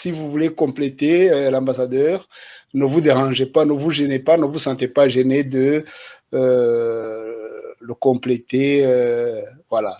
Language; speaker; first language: French; non-native, local second language; Kinyarwanda